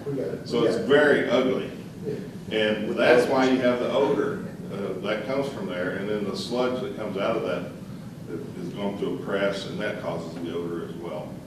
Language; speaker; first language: English; native; English